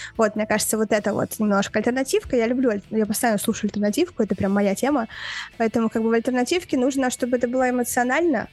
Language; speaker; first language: Russian; native; Russian